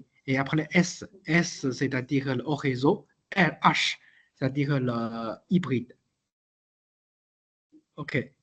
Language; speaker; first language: French; non-native, learner; Chinese